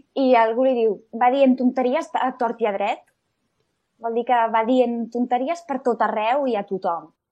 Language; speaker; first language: Catalan; native; Catalan